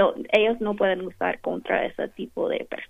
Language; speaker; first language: Spanish; non-native, fluent; English